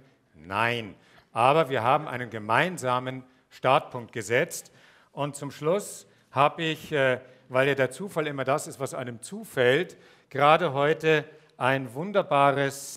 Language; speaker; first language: German; native; German